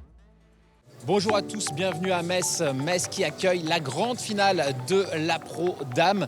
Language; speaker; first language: French; native; French